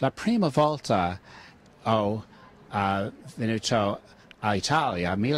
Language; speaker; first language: Italian; early bilingual, heritage; English